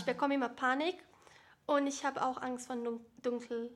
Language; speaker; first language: German; early bilingual, other home language; Bosnian